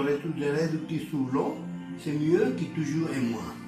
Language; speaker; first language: French; non-native, learner; Spanish